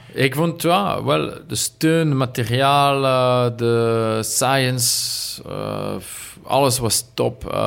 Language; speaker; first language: Dutch; non-native, local second language; French